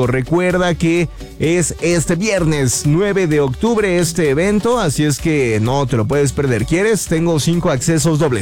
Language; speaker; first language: Spanish; native; Spanish